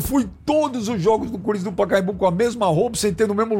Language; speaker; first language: Portuguese; native; Portuguese